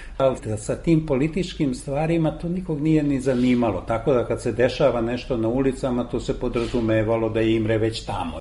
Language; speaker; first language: Serbian; non-native, local second language; Hungarian